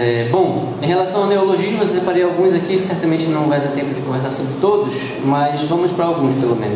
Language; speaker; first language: Portuguese; native; Portuguese